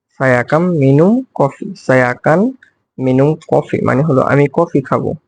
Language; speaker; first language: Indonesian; non-native, fluent; Bangla